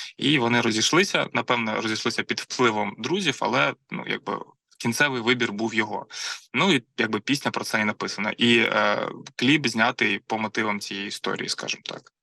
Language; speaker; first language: Ukrainian; non-native, local second language; Russian